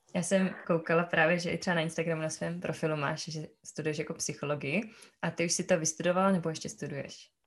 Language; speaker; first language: Czech; native; Czech